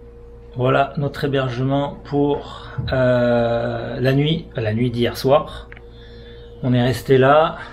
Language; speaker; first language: French; native; French